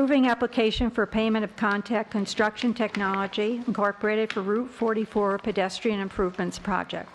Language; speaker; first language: English; native; English